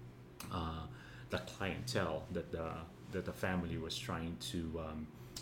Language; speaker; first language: English; non-native, local second language; Filipino